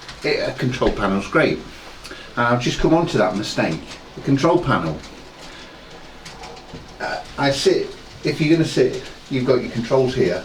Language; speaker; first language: English; native; English